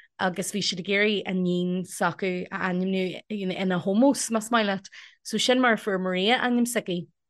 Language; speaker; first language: Irish; non-native, local second language; English